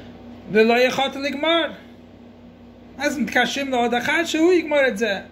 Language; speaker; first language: Hebrew; non-native, fluent; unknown